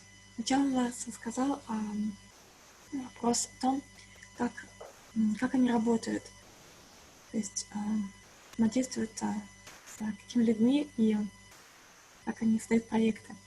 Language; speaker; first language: Russian; native; Russian